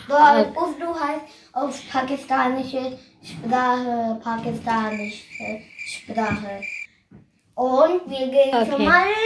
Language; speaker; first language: German; early bilingual, other home language; Urdu